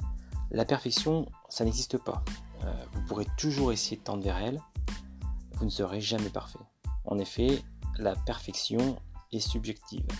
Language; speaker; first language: French; native; French